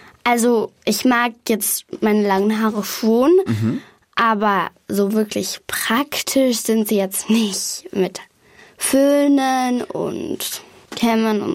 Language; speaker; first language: German; native; German